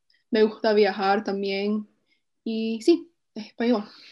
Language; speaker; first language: Spanish; non-native, fluent; English